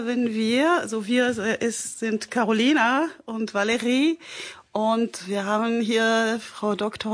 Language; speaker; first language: German; non-native, fluent; French